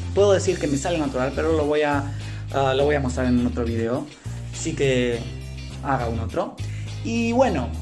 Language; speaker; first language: Spanish; non-native, fluent; Greek